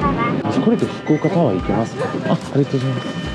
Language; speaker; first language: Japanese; non-native, learner; Korean